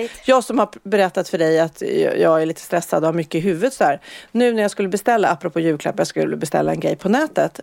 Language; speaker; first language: Swedish; native; Swedish